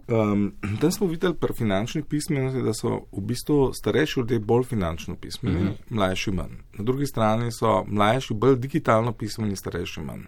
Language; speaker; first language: Slovenian; native; Slovenian